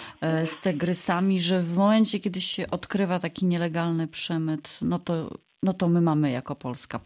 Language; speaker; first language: Polish; native; Polish